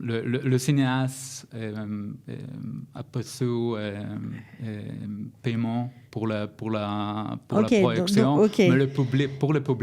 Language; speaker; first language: French; non-native, learner; Hebrew